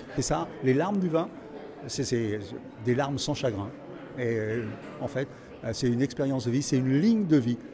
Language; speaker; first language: French; native; French